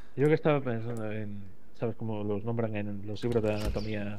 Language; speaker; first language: Spanish; native; Spanish